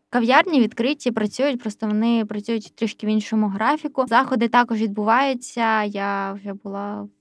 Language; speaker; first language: Ukrainian; native; Ukrainian